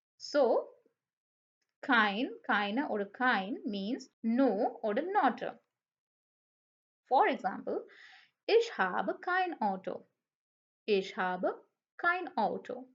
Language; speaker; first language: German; non-native, fluent; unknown